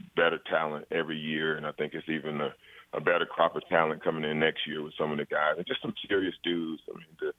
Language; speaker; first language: English; native; English